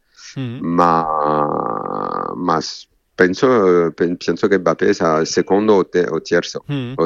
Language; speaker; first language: Spanish; non-native, learner; French